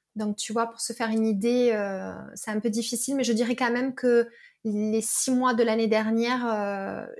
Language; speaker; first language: French; native; French